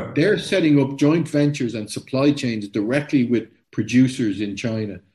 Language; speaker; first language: English; native; English